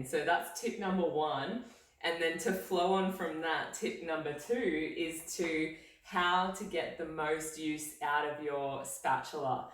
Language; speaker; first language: English; native; English